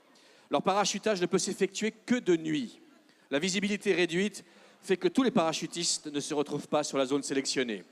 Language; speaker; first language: French; native; French